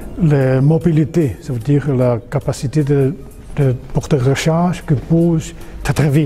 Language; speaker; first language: French; non-native, fluent; Chinese